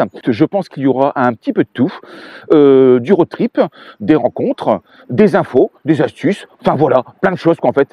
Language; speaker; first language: French; native; French